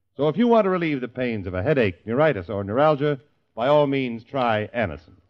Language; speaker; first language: English; native; English